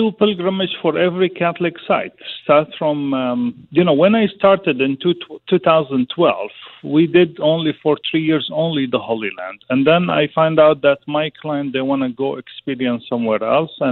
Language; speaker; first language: English; non-native, fluent; Arabic